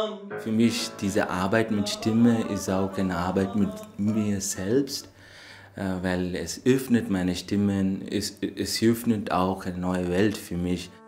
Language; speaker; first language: German; non-native, fluent; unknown